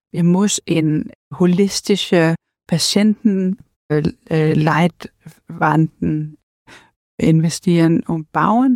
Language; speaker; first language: German; non-native, learner; Danish